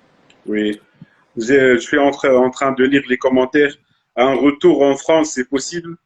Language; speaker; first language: French; non-native, local second language; Arabic